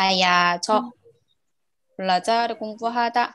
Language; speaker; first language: Indonesian; non-native, learner; Korean